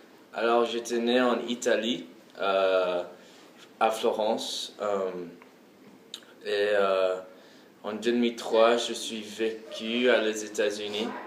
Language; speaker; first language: French; early bilingual, heritage; French